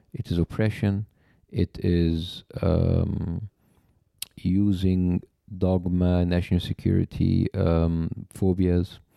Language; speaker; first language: English; non-native, fluent; Arabic